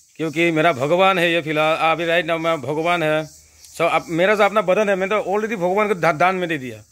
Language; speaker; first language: Hindi; non-native, local second language; Assamese